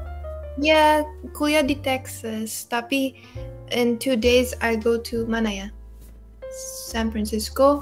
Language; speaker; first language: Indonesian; early bilingual, heritage; Indonesian